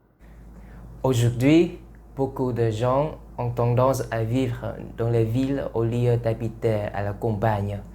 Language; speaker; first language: French; non-native, learner; Vietnamese